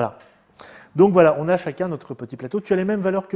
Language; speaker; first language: French; native; French